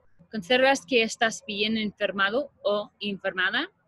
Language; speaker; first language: Spanish; non-native, fluent; English